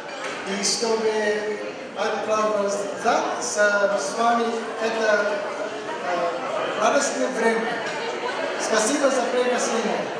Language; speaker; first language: Russian; non-native, learner; English